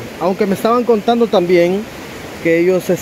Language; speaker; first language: Spanish; native; Spanish